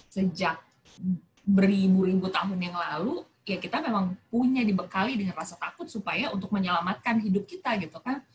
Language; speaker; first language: Malay; non-native, local second language; Javanese